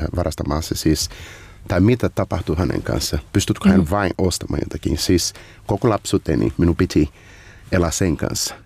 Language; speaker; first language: Finnish; non-native, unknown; Portuguese